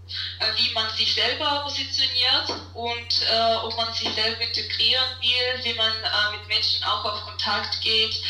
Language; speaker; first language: German; non-native, fluent; Russian